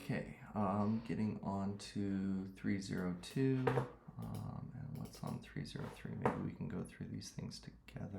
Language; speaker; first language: English; native; English